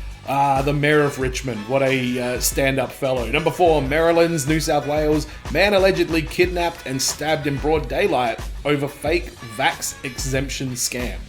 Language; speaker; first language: English; native; English